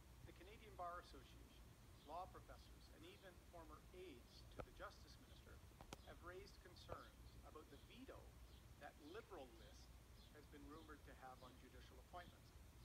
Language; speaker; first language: English; native; English